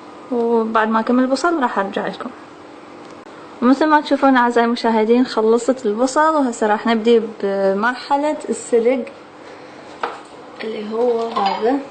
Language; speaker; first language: Arabic; native; Arabic